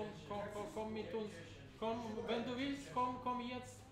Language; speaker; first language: German; non-native, learner; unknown